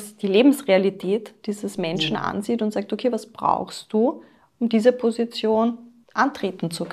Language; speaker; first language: German; native; German